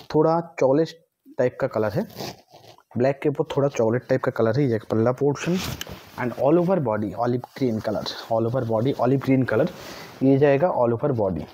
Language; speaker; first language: Hindi; non-native, local second language; Bangla